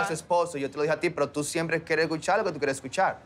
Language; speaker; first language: Spanish; native; Spanish